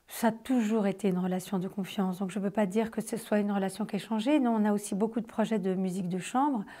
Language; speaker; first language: French; native; French